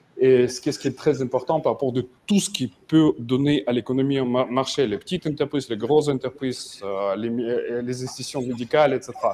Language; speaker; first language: French; non-native, fluent; Russian